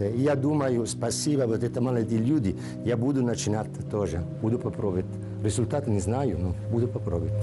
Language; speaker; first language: Russian; non-native, learner; Italian